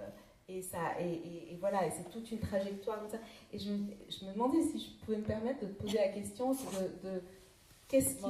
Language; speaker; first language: French; native; French